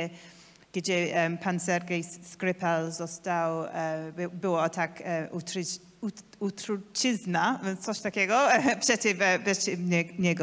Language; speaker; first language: Polish; non-native, learner; English